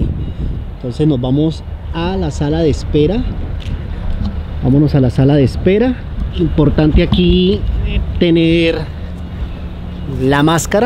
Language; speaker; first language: Spanish; native; Spanish